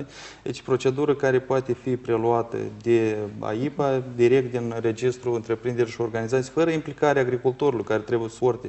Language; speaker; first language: Romanian; native; Romanian